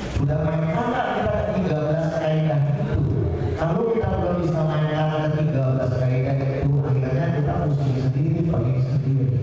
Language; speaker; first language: Indonesian; non-native, local second language; Javanese